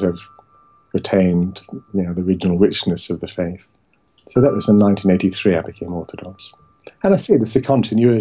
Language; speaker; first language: English; native; English